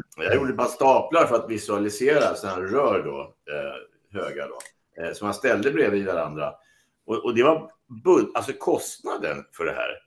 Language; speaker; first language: Swedish; native; Swedish